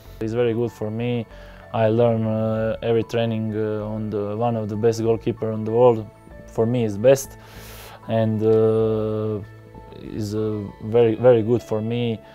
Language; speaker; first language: English; non-native, learner; Croatian